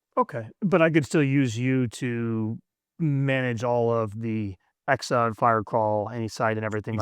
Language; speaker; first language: English; native; English